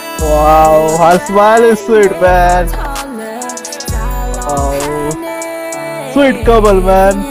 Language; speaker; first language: English; non-native, learner; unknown